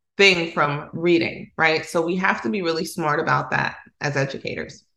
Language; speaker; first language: English; non-native, fluent; Spanish